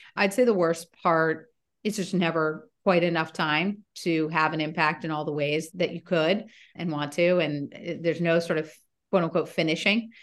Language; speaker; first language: English; native; English